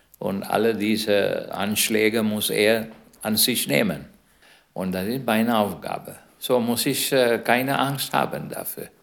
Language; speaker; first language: German; non-native, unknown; Sinhala